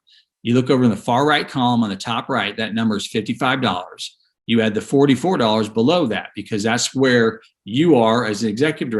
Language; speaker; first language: English; native; English